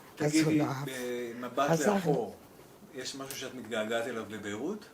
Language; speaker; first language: Hebrew; native; Hebrew